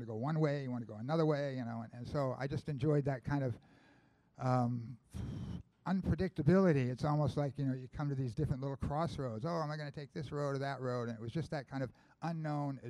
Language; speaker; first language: English; native; English